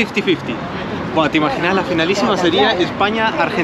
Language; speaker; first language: Spanish; native; Spanish